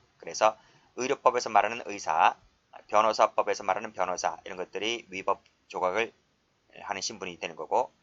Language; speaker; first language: Korean; native; Korean